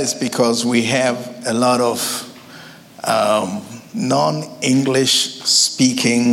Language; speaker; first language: English; non-native, local second language; Akan